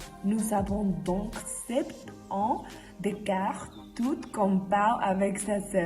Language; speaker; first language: French; non-native, learner; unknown